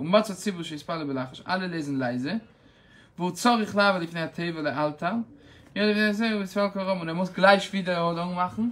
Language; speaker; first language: German; non-native, fluent; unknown